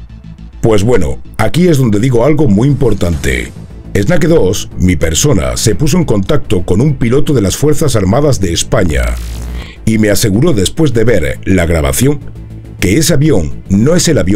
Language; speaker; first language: Spanish; native; Spanish